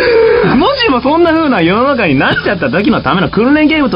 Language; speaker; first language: Japanese; native; Japanese